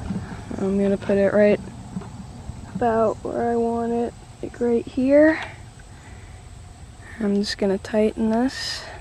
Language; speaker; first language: English; native; English